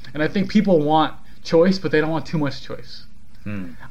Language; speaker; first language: English; native; English